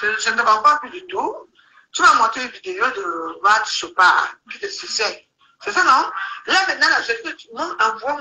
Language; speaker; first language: French; native; French